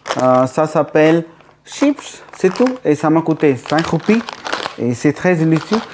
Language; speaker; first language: French; non-native, learner; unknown